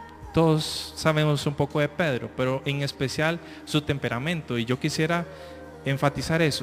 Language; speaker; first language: Spanish; native; Spanish